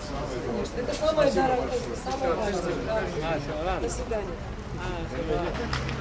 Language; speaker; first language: Russian; non-native, fluent; Georgian